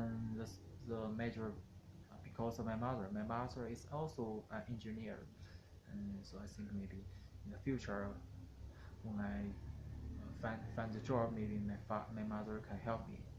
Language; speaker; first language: English; non-native, learner; Chinese